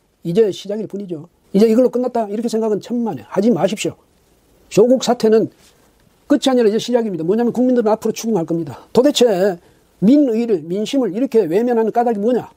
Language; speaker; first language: Korean; native; Korean